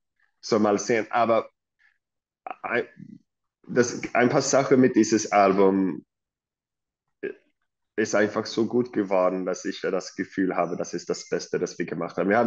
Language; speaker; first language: German; non-native, fluent; Swedish